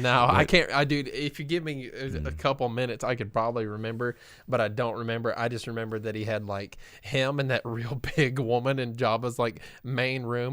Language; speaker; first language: English; native; English